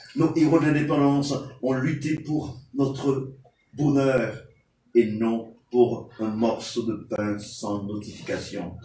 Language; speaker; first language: French; non-native, local second language; Haitian Creole